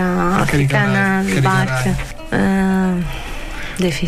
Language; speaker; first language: Portuguese; non-native, learner; Arabic